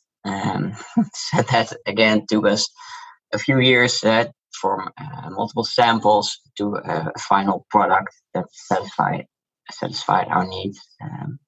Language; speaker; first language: English; non-native, fluent; Dutch